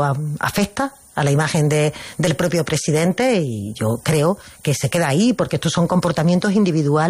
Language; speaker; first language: Spanish; native; Spanish